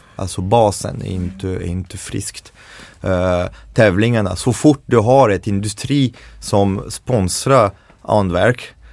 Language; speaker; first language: Swedish; non-native, fluent; French